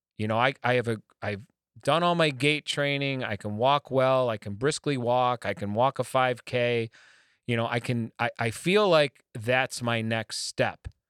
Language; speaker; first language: English; native; English